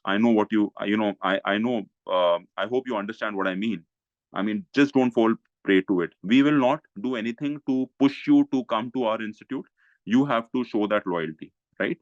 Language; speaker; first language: English; non-native, local second language; Hindi